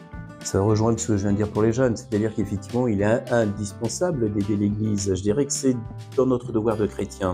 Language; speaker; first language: French; native; French